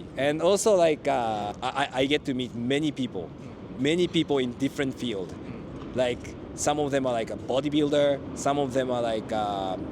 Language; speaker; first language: English; non-native, fluent; Japanese